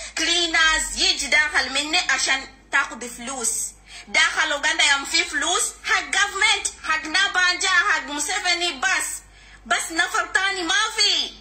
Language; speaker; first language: Arabic; non-native, learner; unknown